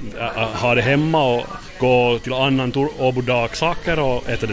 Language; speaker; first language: Swedish; non-native, local second language; Finnish